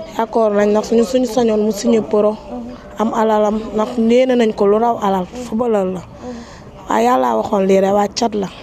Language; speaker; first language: Wolof; native; Wolof